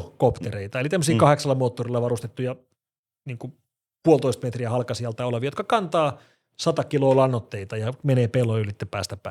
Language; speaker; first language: Finnish; native; Finnish